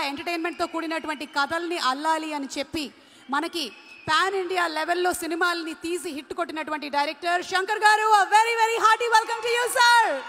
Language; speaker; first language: Telugu; native; Telugu